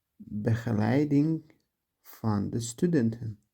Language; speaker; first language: Dutch; non-native, learner; Turkish